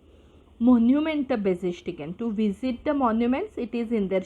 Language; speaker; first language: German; non-native, fluent; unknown